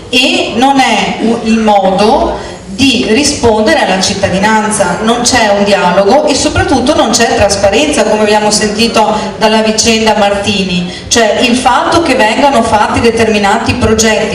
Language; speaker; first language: Italian; native; Italian